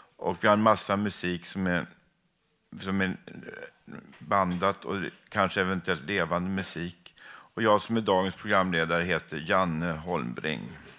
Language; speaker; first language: Swedish; native; Swedish